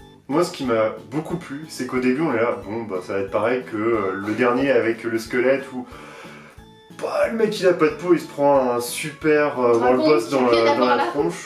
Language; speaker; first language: French; native; French